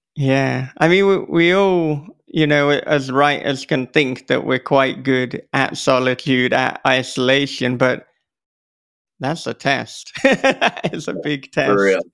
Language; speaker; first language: English; native; English